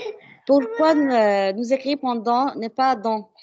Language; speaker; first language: French; non-native, learner; Arabic